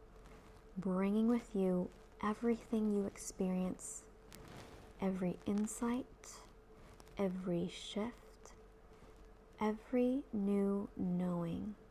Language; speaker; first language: English; native; English